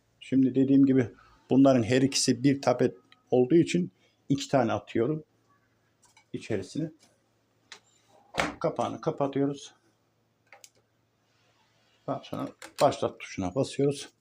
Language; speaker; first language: Turkish; native; Turkish